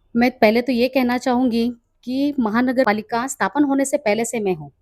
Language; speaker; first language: Hindi; non-native, local second language; Marathi